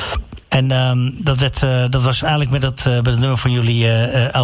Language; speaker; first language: Dutch; native; Dutch